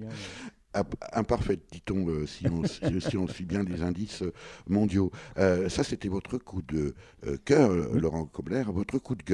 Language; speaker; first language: French; native; French